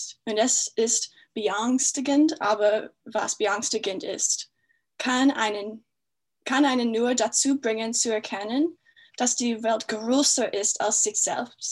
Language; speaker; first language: German; non-native, fluent; English